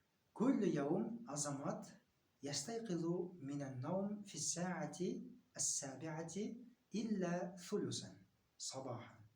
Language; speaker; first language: Arabic; non-native, fluent; Kyrgyz